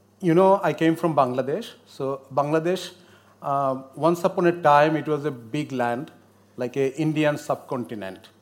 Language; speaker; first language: English; non-native, local second language; Bangla